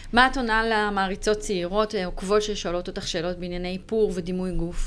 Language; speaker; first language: Hebrew; native; Hebrew